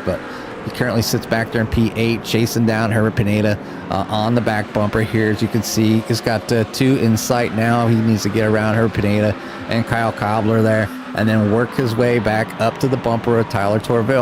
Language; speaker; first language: English; native; English